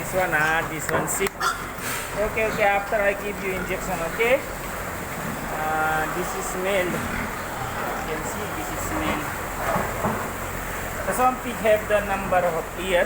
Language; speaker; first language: English; non-native, learner; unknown